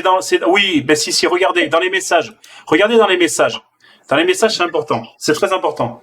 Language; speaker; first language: French; native; French